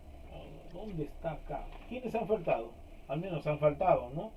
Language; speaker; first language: Spanish; native; Spanish